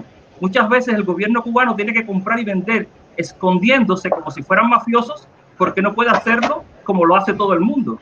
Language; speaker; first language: Spanish; native; Spanish